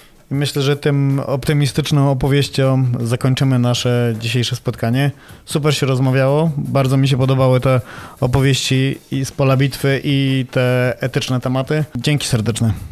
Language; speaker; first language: Polish; native; Polish